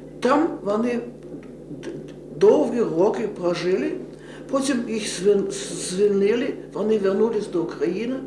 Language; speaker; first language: Ukrainian; early bilingual, heritage; Ukrainian